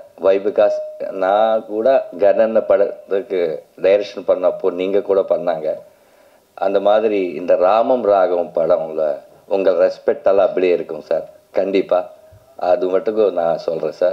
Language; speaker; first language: Tamil; non-native, learner; Telugu